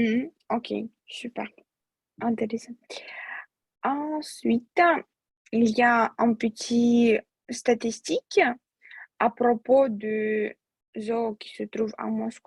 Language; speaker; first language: French; non-native, fluent; Russian